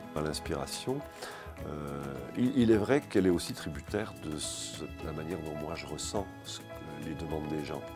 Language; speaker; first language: French; native; French